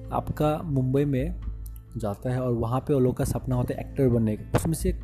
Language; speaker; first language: Hindi; native; Hindi